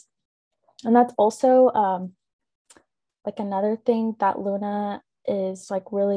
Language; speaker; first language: English; native; English